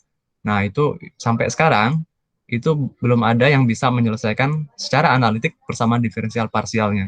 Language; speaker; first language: Indonesian; native; Indonesian